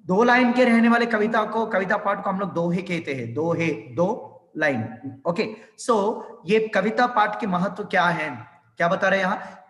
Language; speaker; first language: Hindi; non-native, local second language; Telugu